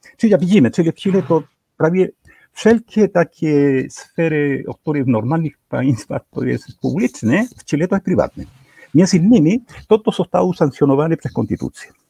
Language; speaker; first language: Polish; non-native, fluent; Spanish